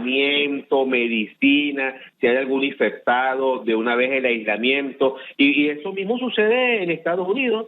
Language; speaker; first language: Spanish; native; Spanish